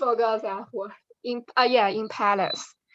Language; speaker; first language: English; non-native, learner; Chinese